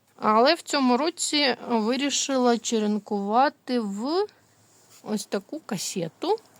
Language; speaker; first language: Ukrainian; non-native, local second language; Russian